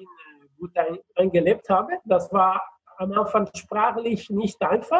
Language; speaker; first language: German; non-native, fluent; Italian